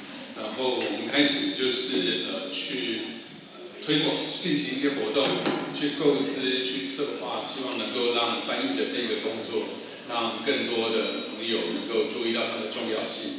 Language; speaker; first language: Chinese; native; Chinese